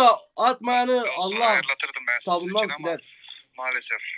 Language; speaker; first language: Turkish; native; Turkish